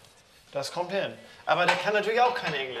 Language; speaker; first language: German; native; German